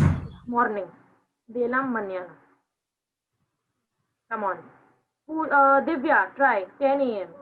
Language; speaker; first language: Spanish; non-native, fluent; Hindi